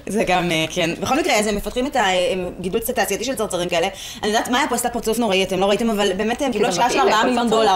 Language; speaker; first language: Hebrew; native; Hebrew